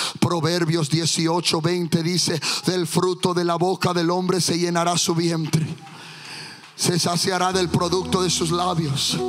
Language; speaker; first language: Spanish; early bilingual, heritage; Spanish